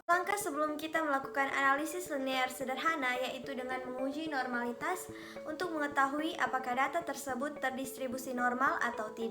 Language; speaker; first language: Indonesian; native; Indonesian